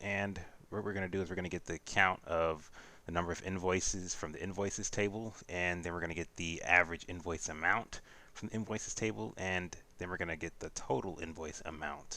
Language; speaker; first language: English; native; English